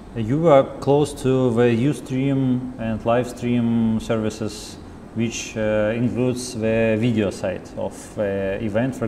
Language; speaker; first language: English; non-native, fluent; Russian